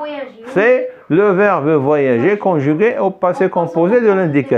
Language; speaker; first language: French; non-native, fluent; Arabic